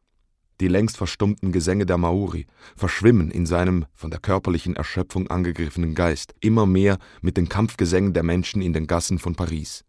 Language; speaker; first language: German; native; German